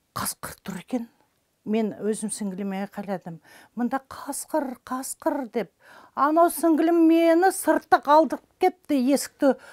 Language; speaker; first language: Kazakh; non-native, local second language; German